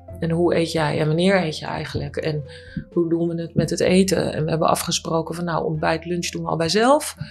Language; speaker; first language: Dutch; native; Dutch